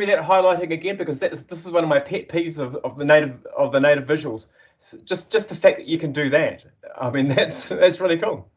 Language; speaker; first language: English; native; English